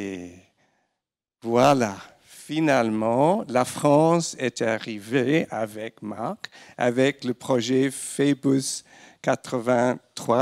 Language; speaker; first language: French; non-native, fluent; English